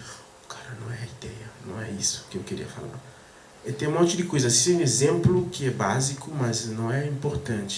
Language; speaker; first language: Portuguese; non-native, fluent; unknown